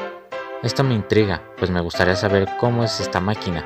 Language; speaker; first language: Spanish; native; Spanish